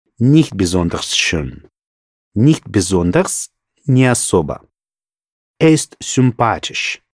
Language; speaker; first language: German; non-native, fluent; Russian